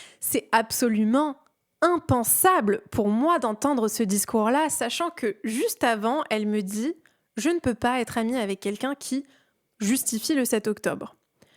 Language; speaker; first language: French; early bilingual, other home language; Persian